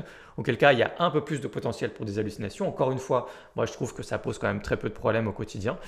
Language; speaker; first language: French; native; French